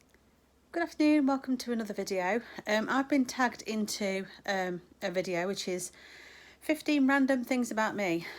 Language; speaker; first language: English; native; English